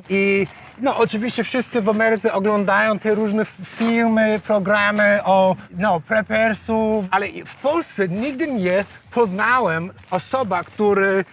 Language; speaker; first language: Polish; non-native, fluent; English